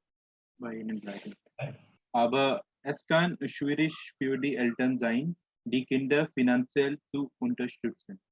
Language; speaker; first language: German; non-native, fluent; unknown